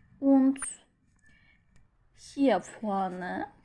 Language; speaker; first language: German; non-native, fluent; Turkish